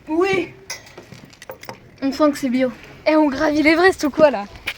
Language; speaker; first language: French; native; French